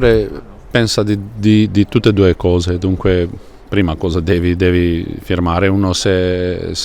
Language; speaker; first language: Italian; non-native, fluent; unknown